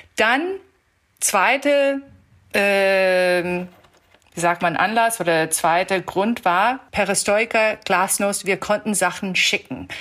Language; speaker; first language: German; early bilingual, heritage; German